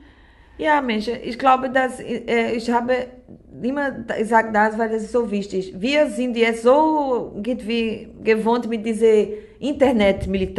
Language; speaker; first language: German; non-native, learner; Portuguese